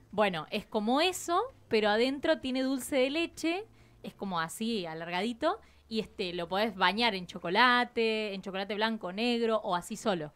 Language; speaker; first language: Spanish; native; Spanish